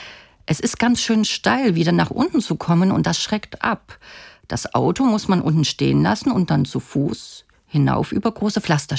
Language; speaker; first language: German; native; German